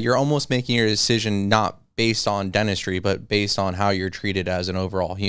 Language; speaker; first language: English; native; English